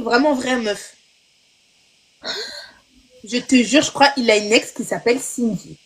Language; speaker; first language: French; native; French